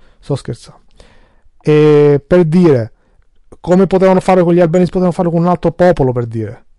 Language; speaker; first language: Italian; early bilingual, other home language; Albanian